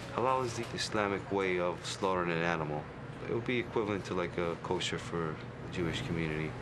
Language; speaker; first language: English; native; English